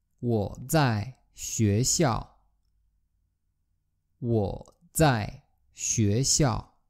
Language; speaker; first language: Chinese; non-native, fluent; Polish